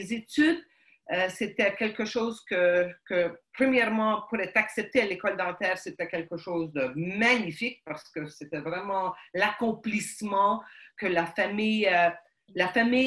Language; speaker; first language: French; early bilingual, other home language; Ukrainian